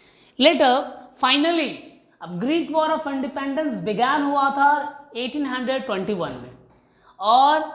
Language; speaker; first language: Hindi; native; Hindi